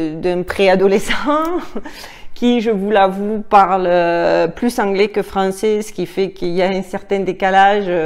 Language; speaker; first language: French; native; French